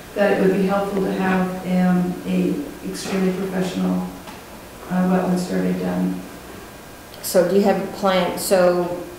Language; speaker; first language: English; native; English